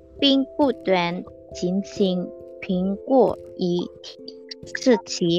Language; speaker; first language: Chinese; non-native, learner; Indonesian